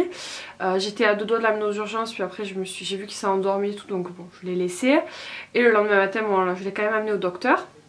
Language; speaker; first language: French; native; French